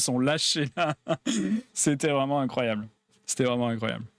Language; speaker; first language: French; native; French